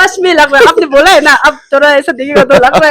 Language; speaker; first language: Hindi; non-native, local second language; Tibetan